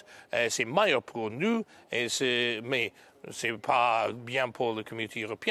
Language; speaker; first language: French; non-native, learner; English